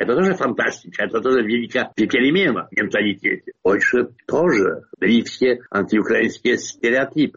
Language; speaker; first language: Russian; non-native, fluent; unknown